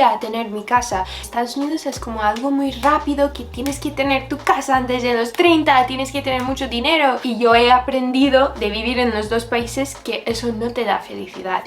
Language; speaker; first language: Spanish; non-native, fluent; English